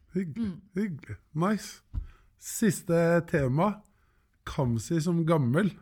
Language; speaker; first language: Norwegian; native; Norwegian